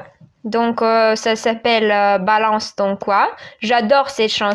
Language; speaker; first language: French; non-native, fluent; Russian